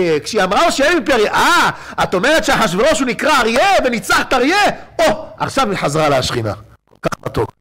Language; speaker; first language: Hebrew; native; Hebrew